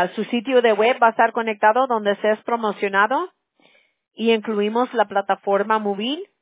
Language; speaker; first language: Spanish; early bilingual, heritage; Spanish